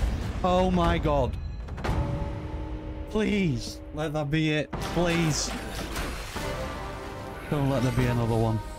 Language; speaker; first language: English; native; English